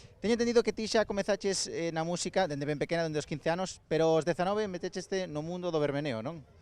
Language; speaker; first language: Galician; native; Galician